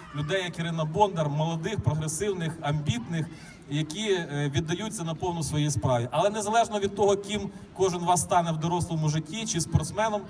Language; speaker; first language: Ukrainian; native; Ukrainian